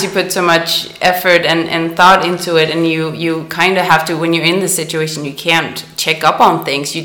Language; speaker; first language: English; non-native, fluent; Danish